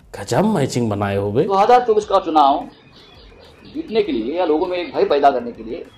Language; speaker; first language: Hindi; native; Hindi